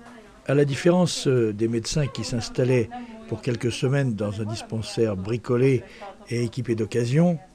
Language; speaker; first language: French; native; French